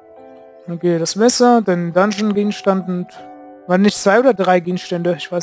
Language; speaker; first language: German; native; German